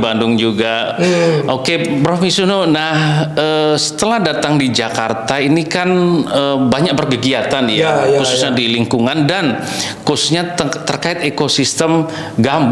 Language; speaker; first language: Indonesian; native; Indonesian